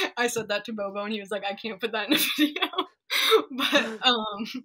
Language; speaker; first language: English; native; English